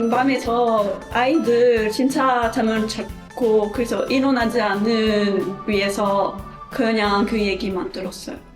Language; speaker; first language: Korean; non-native, learner; French